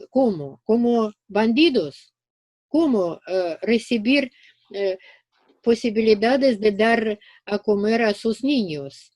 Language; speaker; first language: Spanish; non-native, fluent; Russian